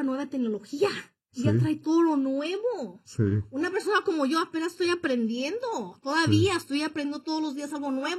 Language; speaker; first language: Spanish; early bilingual, heritage; Spanish